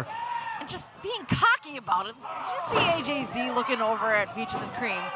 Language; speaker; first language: English; native; English